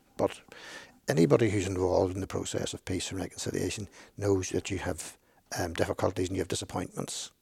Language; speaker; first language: English; native; English